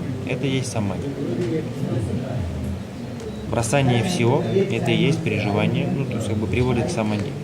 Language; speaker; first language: Russian; native; Russian